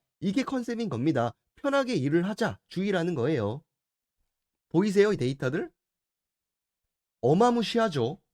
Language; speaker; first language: Korean; native; Korean